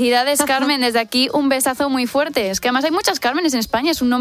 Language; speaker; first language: Spanish; native; Spanish